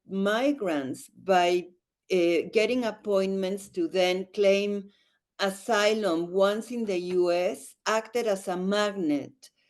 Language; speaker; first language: English; non-native, fluent; Spanish